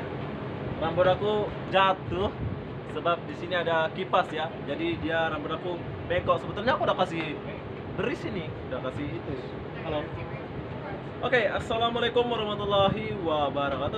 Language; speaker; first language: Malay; non-native, local second language; Indonesian